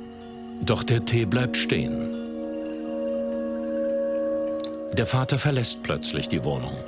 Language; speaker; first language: German; native; German